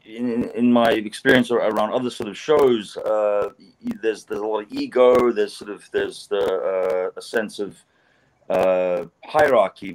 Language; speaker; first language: English; native; English